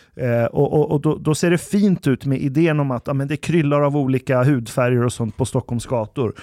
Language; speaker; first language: Swedish; early bilingual, other home language; Persian